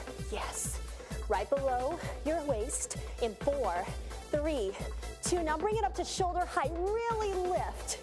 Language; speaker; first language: English; native; English